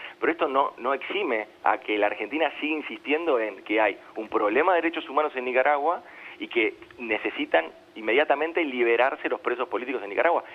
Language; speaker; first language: Spanish; native; Spanish